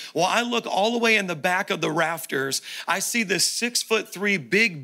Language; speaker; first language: English; native; English